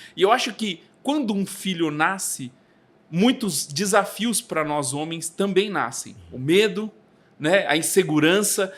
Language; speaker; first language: Portuguese; native; Portuguese